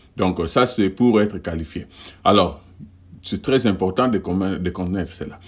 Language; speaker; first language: French; non-native, local second language; Lingala